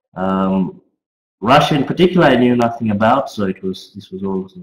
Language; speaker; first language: English; native; English